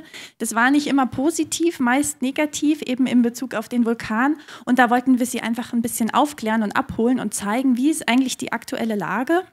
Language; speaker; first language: German; native; German